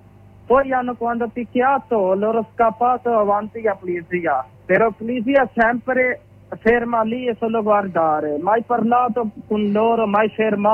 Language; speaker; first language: Italian; non-native, learner; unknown